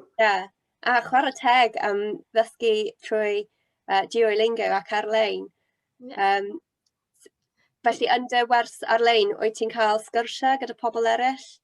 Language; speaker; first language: Welsh; non-native, local second language; English